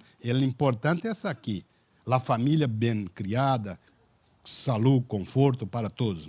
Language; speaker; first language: Spanish; non-native, learner; Portuguese